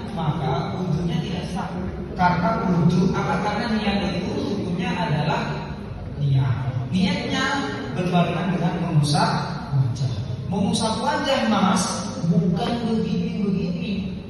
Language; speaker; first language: Indonesian; non-native, local second language; Madurese